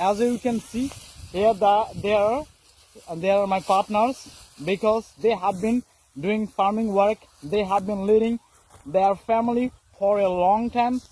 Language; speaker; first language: English; non-native, local second language; Bangla